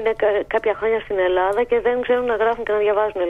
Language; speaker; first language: Greek; native; Greek